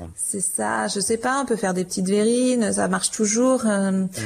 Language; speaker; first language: French; native; French